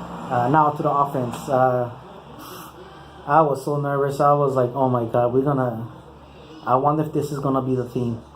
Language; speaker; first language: English; native; English